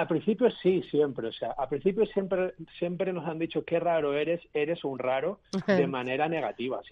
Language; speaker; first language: Spanish; native; Spanish